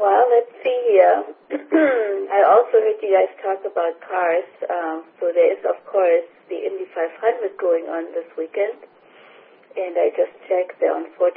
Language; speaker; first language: English; non-native, fluent; German